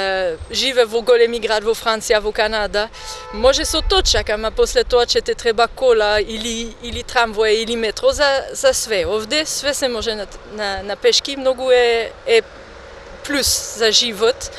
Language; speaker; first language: Macedonian; non-native, learner; French